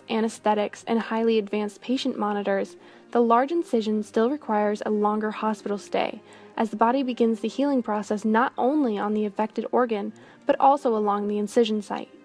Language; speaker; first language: English; native; English